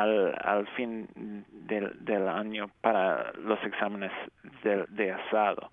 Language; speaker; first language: Spanish; non-native, fluent; English